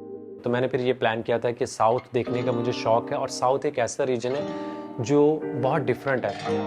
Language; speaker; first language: Urdu; native; Urdu